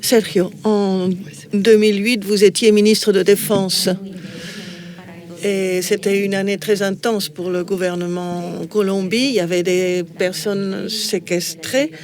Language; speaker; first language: French; non-native, fluent; Spanish